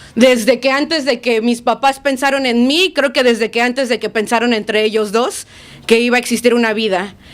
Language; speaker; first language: Spanish; early bilingual, other home language; English